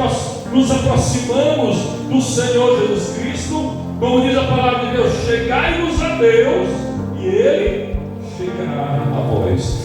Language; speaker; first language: Portuguese; native; Portuguese